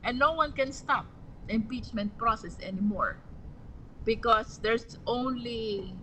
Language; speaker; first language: English; non-native, local second language; Filipino